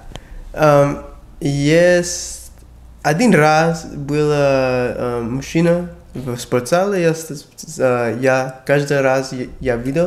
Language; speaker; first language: Russian; non-native, learner; English